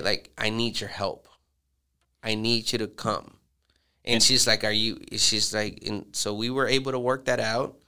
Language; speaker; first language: English; early bilingual, other home language; Spanish